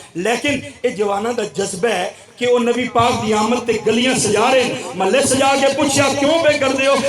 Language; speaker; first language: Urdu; non-native, local second language; Pashto